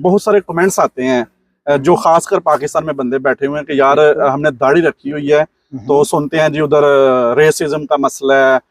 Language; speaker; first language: Urdu; non-native, local second language; Punjabi